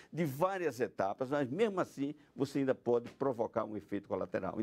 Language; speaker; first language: Portuguese; non-native, fluent; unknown